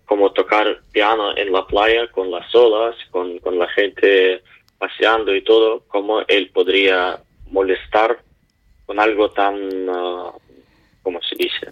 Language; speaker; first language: Spanish; non-native, learner; Ukrainian